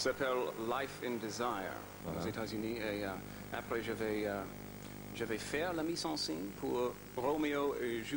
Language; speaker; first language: French; non-native, learner; English